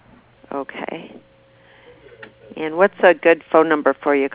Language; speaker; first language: English; native; English